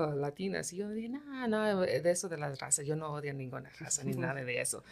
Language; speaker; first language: Spanish; early bilingual, heritage; Spanish